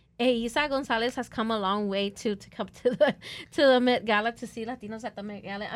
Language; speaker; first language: English; early bilingual, other home language; Spanish